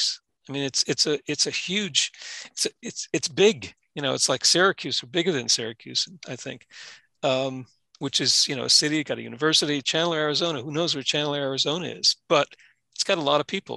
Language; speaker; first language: English; native; English